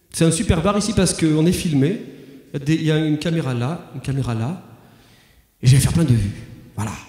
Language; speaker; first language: French; native; French